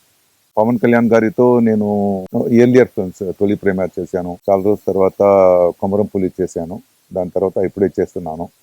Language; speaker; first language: Telugu; non-native, fluent; Tamil